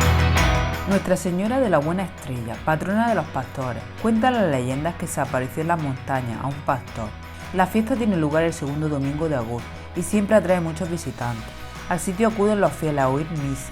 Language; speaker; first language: Spanish; native; Spanish